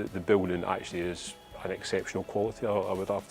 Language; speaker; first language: English; native; English